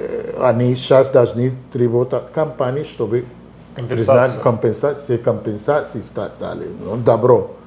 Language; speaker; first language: Russian; non-native, fluent; Spanish